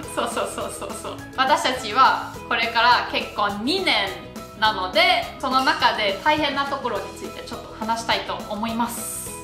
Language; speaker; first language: Japanese; non-native, fluent; German